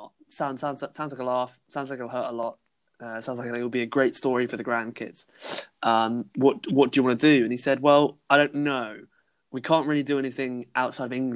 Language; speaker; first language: English; native; English